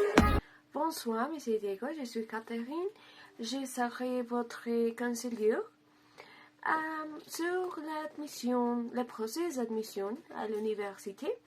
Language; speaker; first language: French; non-native, learner; Spanish